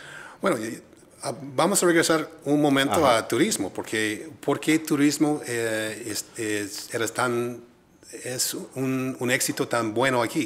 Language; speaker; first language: Spanish; non-native, fluent; English